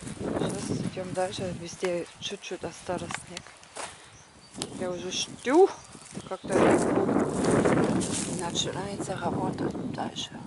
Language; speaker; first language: Russian; non-native, learner; German